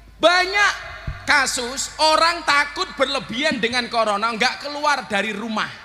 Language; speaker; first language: Indonesian; non-native, local second language; Javanese